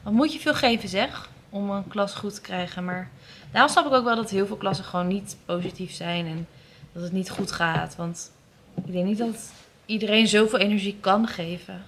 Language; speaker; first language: Dutch; native; Dutch